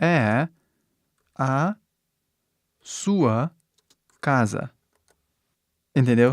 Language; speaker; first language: Portuguese; non-native, fluent; English